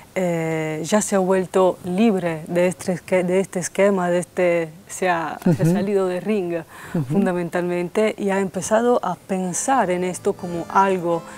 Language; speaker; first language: Spanish; non-native, fluent; Italian